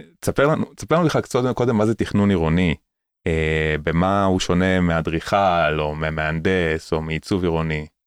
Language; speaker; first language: Hebrew; native; Hebrew